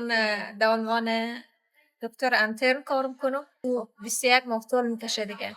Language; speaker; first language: Persian; early bilingual, heritage; Persian